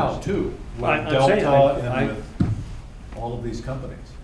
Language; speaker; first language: English; native; English